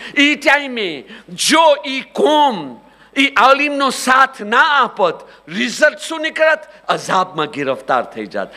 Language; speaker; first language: Gujarati; early bilingual, heritage; Gujarati